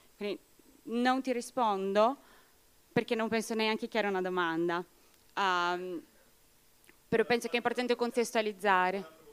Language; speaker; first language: Italian; non-native, fluent; Portuguese